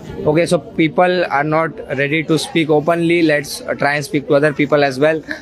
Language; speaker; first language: English; non-native, local second language; Hindi